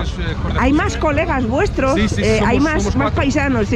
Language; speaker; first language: Spanish; native; Spanish